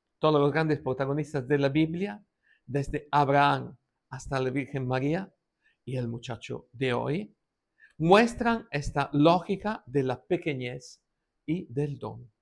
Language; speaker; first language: Spanish; non-native, fluent; Italian